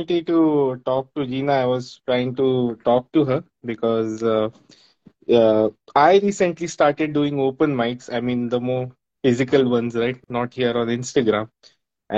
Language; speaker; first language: English; non-native, local second language; Marathi